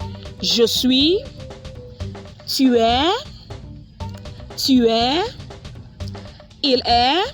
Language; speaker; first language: French; non-native, fluent; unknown